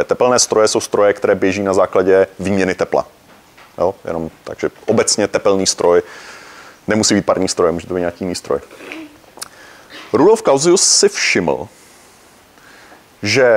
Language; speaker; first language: Czech; native; Czech